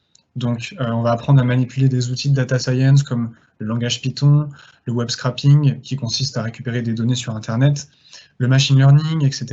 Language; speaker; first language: French; native; French